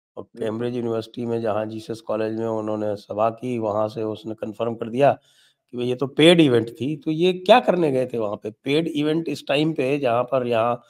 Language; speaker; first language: Hindi; native; Hindi